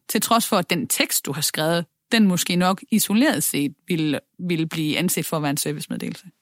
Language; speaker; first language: Danish; native; Danish